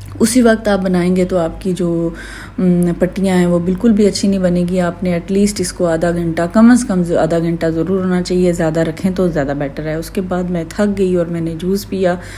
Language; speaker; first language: Urdu; native; Urdu